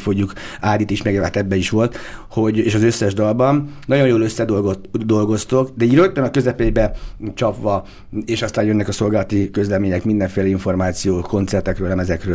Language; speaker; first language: Hungarian; native; Hungarian